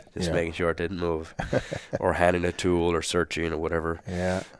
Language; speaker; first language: English; native; English